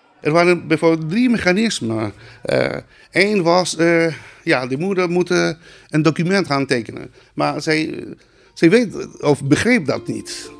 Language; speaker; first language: Dutch; non-native, local second language; Spanish